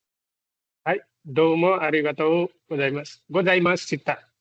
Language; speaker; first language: Japanese; non-native, learner; Nepali